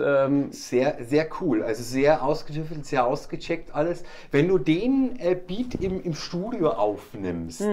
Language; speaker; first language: German; native; German